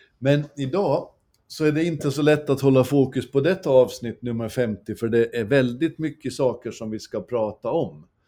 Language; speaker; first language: Swedish; native; Swedish